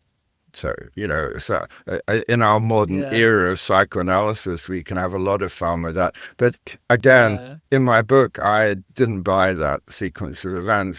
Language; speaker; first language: English; native; English